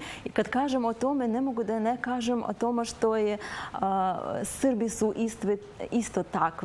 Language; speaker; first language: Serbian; non-native, learner; Azerbaijani